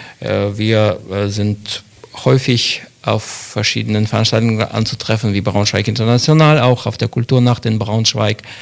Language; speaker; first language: German; non-native, fluent; Ukrainian